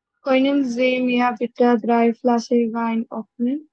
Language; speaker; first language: German; non-native, learner; Bangla